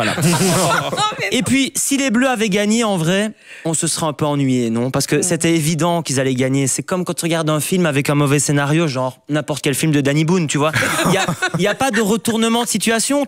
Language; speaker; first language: French; native; French